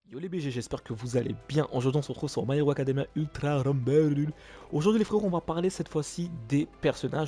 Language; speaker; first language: French; native; French